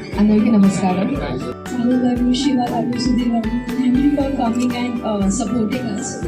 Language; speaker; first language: Telugu; non-native, learner; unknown